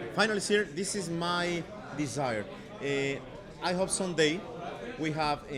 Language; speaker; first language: English; non-native, fluent; Spanish